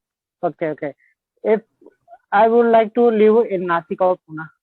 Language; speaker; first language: English; non-native, learner; Marathi